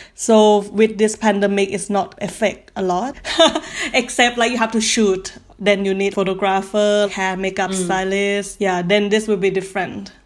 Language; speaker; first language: English; non-native, learner; Thai